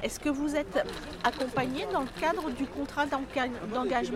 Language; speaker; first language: French; native; French